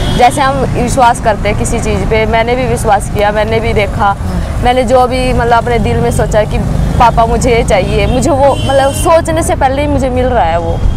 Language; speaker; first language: Hindi; native; Hindi